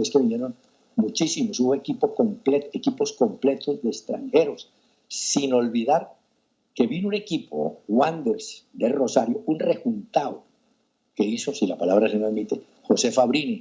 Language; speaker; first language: Spanish; native; Spanish